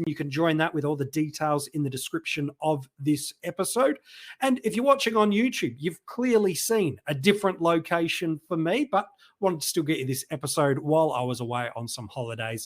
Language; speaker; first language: English; native; English